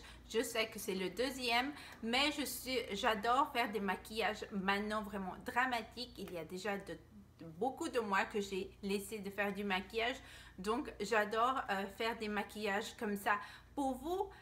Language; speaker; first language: French; non-native, fluent; Spanish